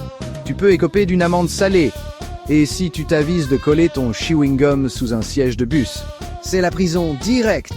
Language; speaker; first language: French; native; French